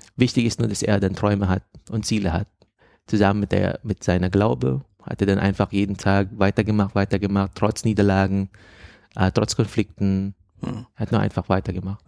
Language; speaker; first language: German; non-native, fluent; Filipino